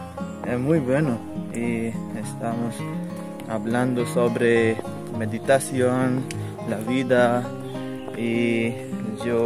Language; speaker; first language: Spanish; non-native, learner; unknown